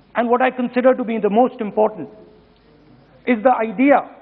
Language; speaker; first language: English; non-native, local second language; Hindi